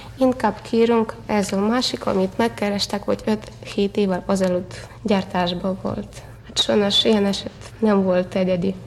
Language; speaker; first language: Hungarian; non-native, learner; Russian